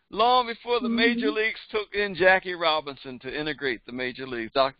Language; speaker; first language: English; native; English